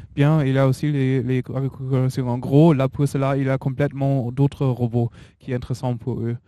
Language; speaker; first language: French; non-native, learner; German